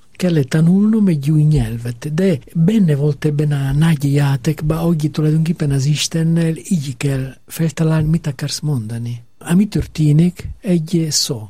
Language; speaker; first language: Hungarian; non-native, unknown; Italian